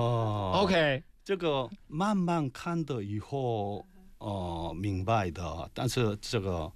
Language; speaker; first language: Chinese; non-native, learner; Korean